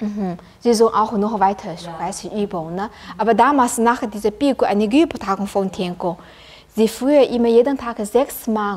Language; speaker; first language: German; non-native, learner; Chinese